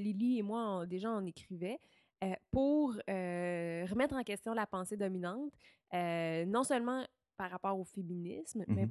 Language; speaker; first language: French; native; French